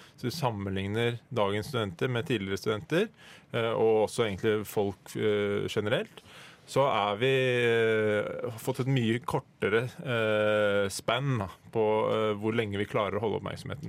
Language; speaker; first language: Norwegian; native; Norwegian